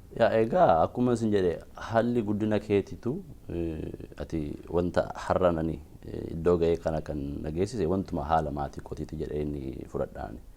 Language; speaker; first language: Oromo; non-native, local second language; Amharic